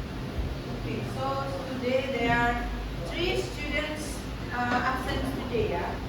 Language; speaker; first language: English; non-native, fluent; Indonesian